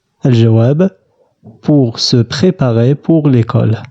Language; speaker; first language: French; non-native, fluent; Arabic